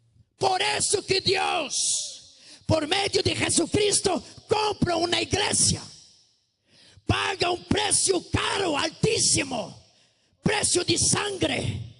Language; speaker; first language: Spanish; non-native, fluent; Portuguese